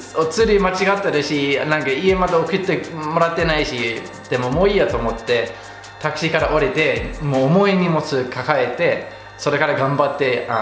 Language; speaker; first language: Japanese; non-native, fluent; English